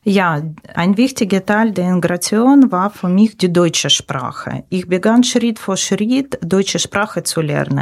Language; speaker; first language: German; non-native, learner; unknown